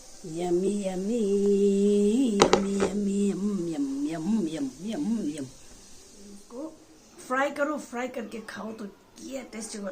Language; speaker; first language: Hindi; non-native, local second language; Tibetan